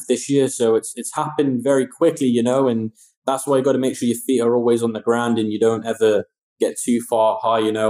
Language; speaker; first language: English; native; English